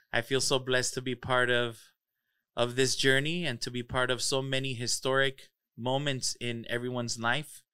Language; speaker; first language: English; early bilingual, other home language; Spanish